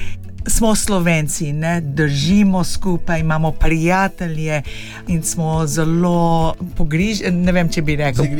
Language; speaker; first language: Slovenian; early bilingual, heritage; Slovenian